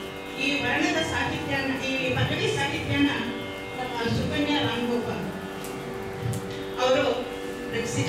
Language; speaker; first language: Kannada; native; Kannada